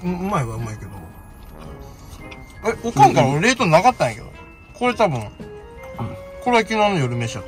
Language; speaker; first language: Japanese; native; Japanese